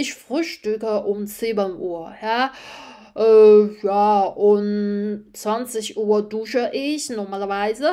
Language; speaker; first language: German; non-native, fluent; Chinese